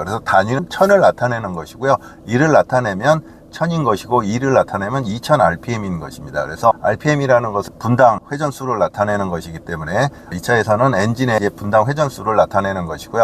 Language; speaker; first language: Korean; native; Korean